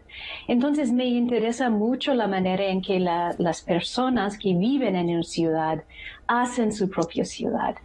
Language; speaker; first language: Spanish; non-native, fluent; English